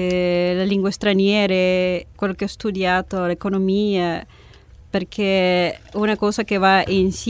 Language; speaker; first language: Italian; non-native, fluent; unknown